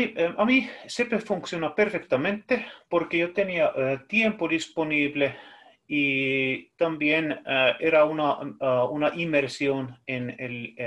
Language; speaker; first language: Spanish; non-native, fluent; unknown